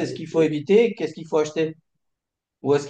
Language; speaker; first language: French; native; French